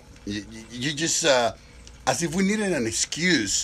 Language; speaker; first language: English; non-native, fluent; Spanish